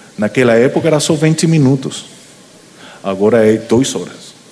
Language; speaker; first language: Portuguese; non-native, learner; Spanish